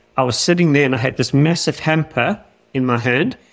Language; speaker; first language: English; native; English